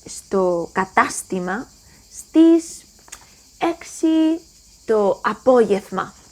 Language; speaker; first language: Greek; non-native, learner; English